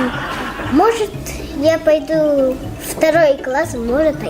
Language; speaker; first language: Russian; non-native, learner; Tajik